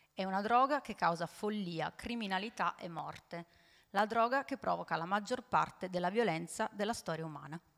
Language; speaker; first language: Italian; native; Italian